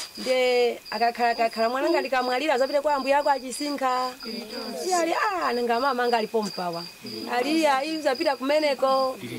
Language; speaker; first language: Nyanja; non-native, local second language; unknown